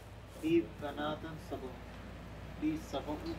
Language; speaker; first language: Arabic; non-native, learner; English